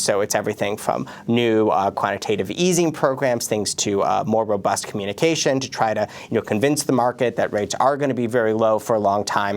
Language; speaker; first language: English; native; English